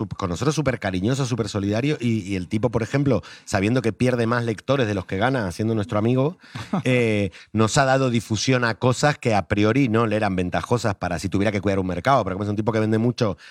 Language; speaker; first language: Spanish; native; Spanish